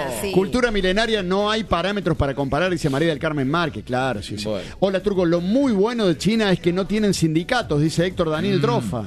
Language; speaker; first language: Spanish; native; Spanish